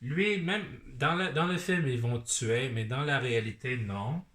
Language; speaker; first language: French; non-native, learner; English